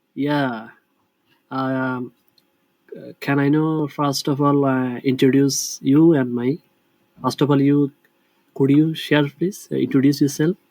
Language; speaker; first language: English; non-native, learner; Bangla